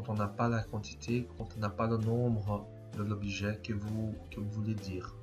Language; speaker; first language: French; non-native, fluent; Portuguese